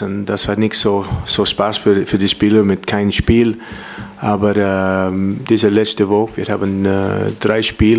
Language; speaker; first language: German; non-native, learner; English